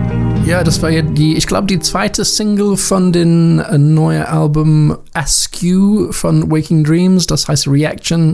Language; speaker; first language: German; non-native, learner; English